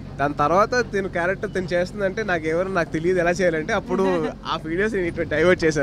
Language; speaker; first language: Telugu; native; Telugu